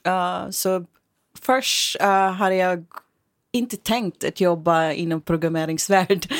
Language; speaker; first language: Swedish; non-native, fluent; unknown